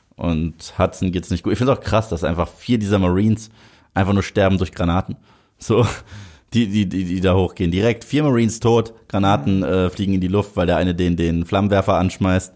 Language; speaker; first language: German; native; German